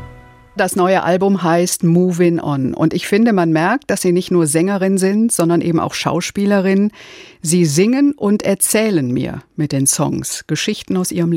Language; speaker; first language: German; native; German